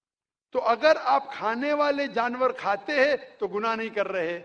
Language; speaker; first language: Hindi; native; Hindi